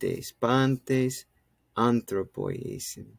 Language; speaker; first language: Greek; non-native, fluent; English